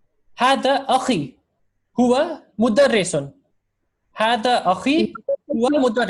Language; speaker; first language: Arabic; non-native, fluent; Hindi